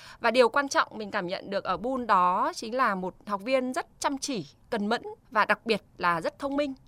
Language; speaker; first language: Vietnamese; native; Vietnamese